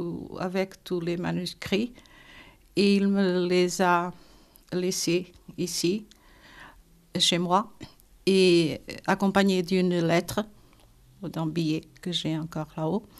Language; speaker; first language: French; non-native, local second language; Portuguese